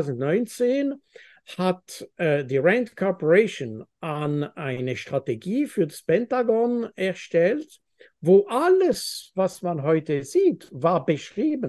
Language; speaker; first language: German; non-native, fluent; French